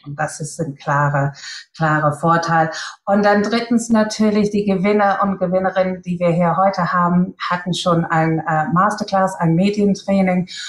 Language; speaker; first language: German; non-native, fluent; English